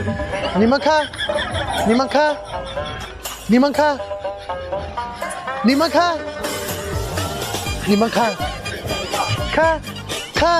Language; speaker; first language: Chinese; non-native, fluent; Urdu